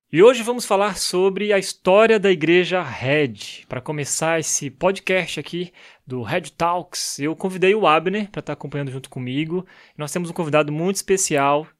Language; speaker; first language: Portuguese; native; Portuguese